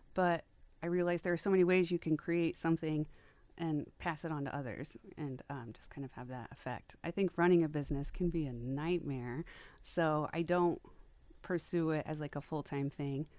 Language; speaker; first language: English; native; English